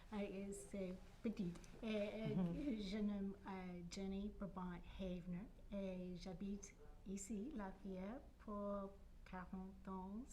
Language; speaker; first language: French; non-native, learner; English